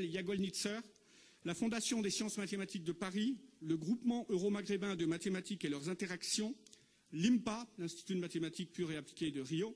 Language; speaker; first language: French; native; French